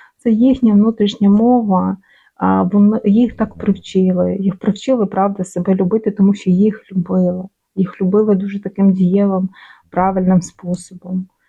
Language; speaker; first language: Ukrainian; non-native, local second language; Russian